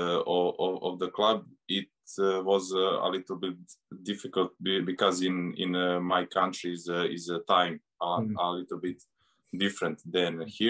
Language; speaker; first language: English; non-native, learner; Serbian